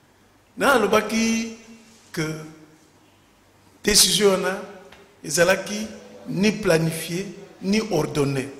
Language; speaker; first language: French; non-native, local second language; Lingala